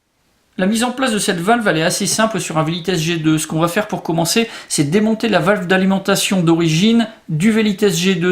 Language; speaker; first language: French; native; French